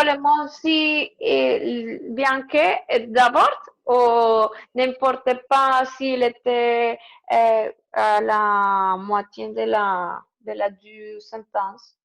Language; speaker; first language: French; non-native, learner; Spanish